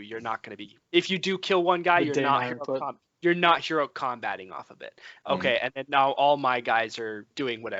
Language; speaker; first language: English; native; English